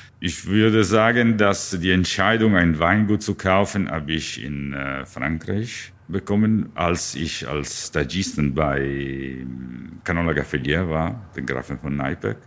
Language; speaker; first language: German; non-native, learner; Italian